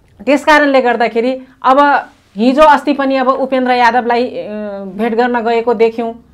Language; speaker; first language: Nepali; non-native, local second language; Rana Tharu